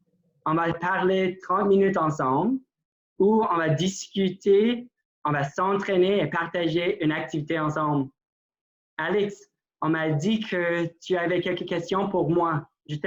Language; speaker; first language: French; non-native, local second language; English